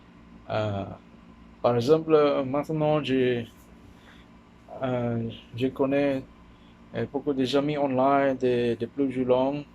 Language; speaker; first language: French; non-native, learner; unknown